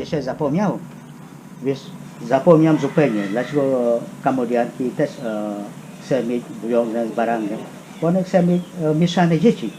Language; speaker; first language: Polish; non-native, fluent; Khmer